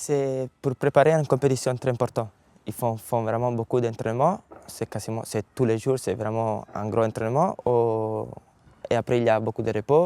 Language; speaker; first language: French; non-native, learner; Italian